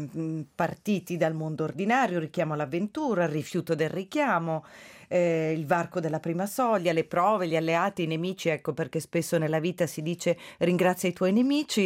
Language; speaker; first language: Italian; native; Italian